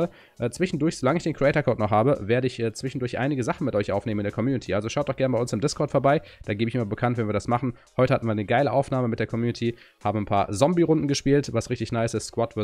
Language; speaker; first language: German; native; German